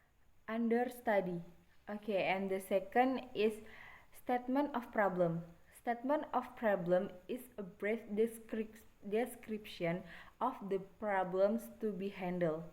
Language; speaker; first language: English; non-native, learner; Indonesian